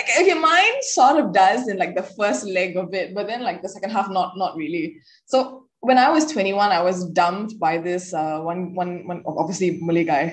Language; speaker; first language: English; native; English